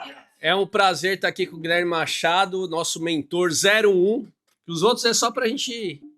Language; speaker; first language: Portuguese; native; Portuguese